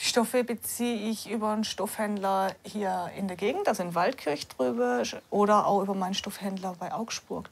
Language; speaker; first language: German; native; German